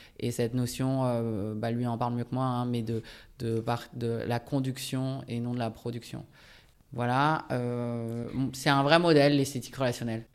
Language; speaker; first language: French; early bilingual, other home language; Japanese